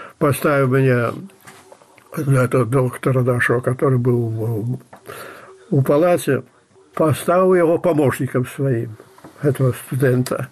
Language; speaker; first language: Russian; non-native, local second language; Belarusian